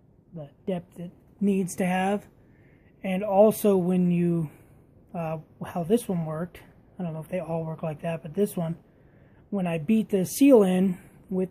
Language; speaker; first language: English; native; English